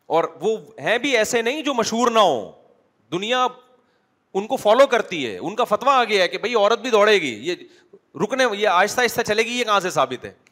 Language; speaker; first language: Urdu; native; Urdu